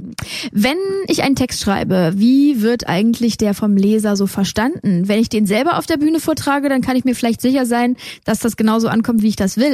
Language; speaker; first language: German; native; German